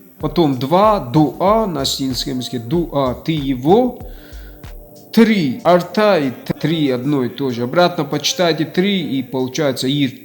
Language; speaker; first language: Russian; non-native, local second language; Ossetic